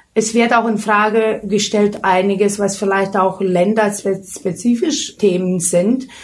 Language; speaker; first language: German; non-native, fluent; Lithuanian